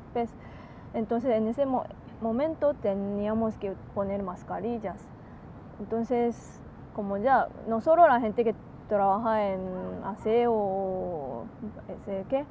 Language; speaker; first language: Spanish; non-native, learner; Japanese